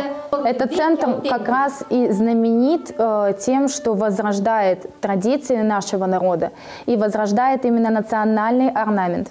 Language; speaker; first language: Russian; non-native, local second language; Romanian